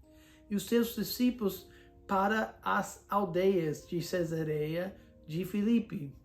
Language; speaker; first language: Portuguese; non-native, fluent; English